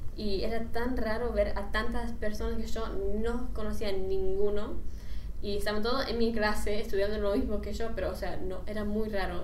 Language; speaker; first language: Spanish; non-native, fluent; English